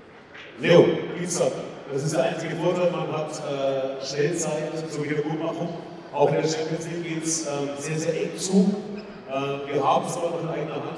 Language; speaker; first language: German; native; German